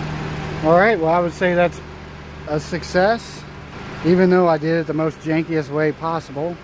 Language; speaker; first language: English; native; English